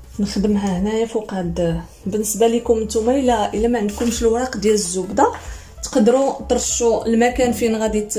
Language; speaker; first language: Arabic; native; Arabic